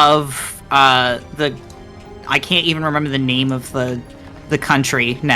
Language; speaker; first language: English; native; English